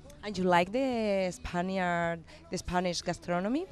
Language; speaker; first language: English; non-native, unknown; Spanish